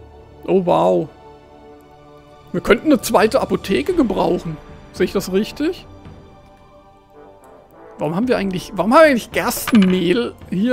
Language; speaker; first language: German; native; German